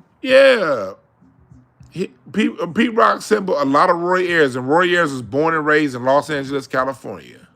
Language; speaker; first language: English; native; English